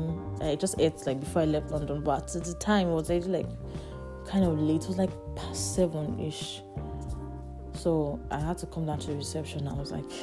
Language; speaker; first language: English; non-native, local second language; Yoruba